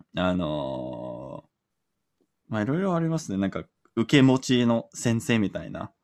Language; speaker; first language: Japanese; non-native, fluent; English